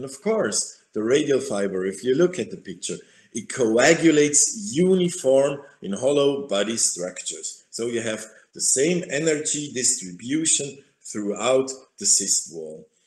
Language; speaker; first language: English; non-native, fluent; German